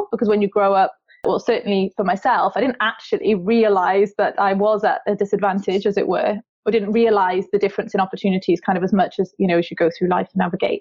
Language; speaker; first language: English; native; English